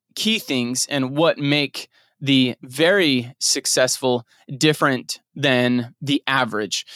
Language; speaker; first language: English; native; English